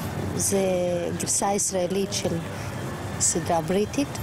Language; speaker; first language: Hebrew; non-native, local second language; Russian